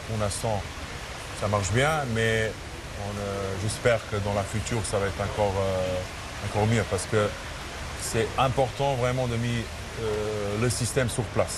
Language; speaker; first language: French; non-native, fluent; Serbian